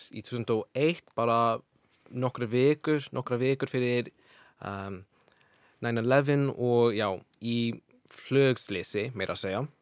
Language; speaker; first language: Icelandic; non-native, fluent; English